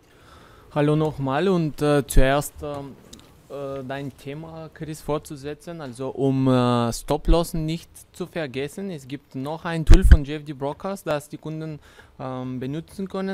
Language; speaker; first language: German; non-native, fluent; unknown